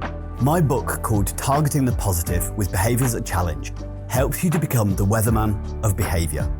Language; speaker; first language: English; native; English